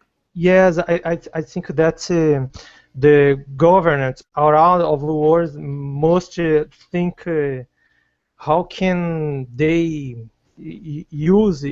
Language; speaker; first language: English; non-native, learner; Portuguese